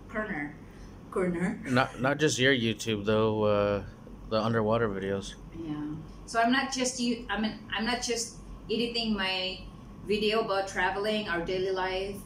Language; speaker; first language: English; non-native, local second language; Cebuano